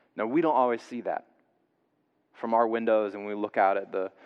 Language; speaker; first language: English; native; English